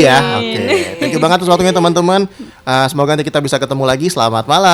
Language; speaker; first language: Indonesian; native; Indonesian